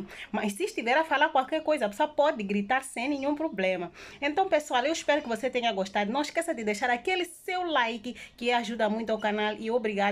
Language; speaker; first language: Portuguese; non-native, local second language; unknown